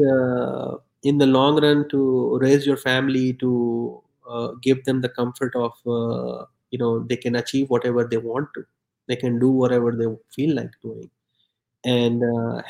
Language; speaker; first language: English; non-native, local second language; Urdu